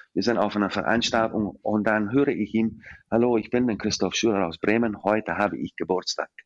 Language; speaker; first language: German; non-native, fluent; English